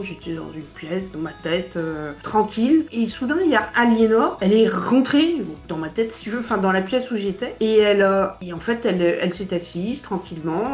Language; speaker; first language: French; native; French